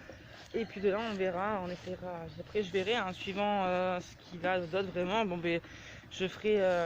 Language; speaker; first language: French; native; French